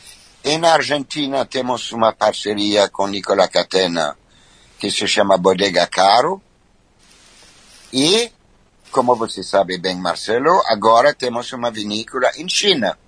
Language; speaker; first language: Portuguese; non-native, fluent; French